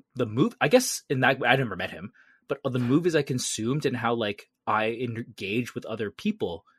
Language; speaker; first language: English; early bilingual, other home language; Vietnamese